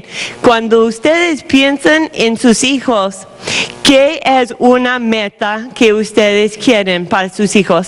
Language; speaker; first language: Spanish; non-native, fluent; English